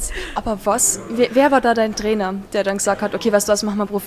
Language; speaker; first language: German; native; German